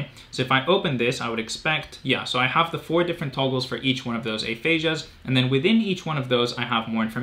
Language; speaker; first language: English; native; English